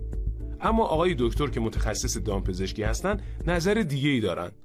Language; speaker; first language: Persian; native; Persian